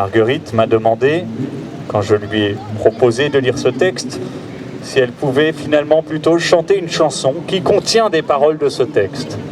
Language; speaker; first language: French; native; French